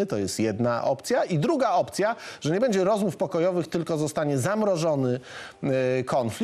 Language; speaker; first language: Polish; native; Polish